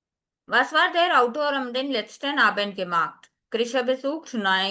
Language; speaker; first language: German; non-native, learner; Hindi